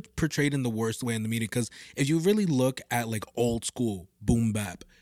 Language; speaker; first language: English; early bilingual, other home language; Spanish